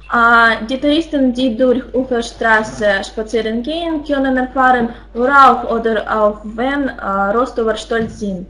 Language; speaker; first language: German; non-native, learner; Russian